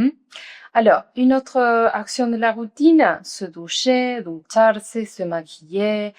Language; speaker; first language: French; non-native, fluent; Spanish